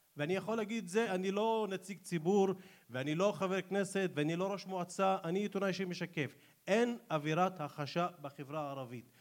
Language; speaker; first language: Hebrew; non-native, local second language; Arabic